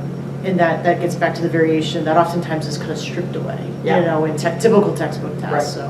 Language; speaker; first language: English; native; English